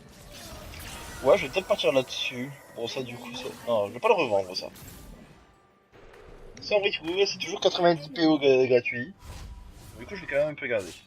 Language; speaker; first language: French; native; French